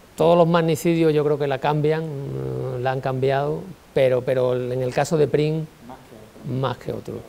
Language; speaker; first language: Spanish; native; Spanish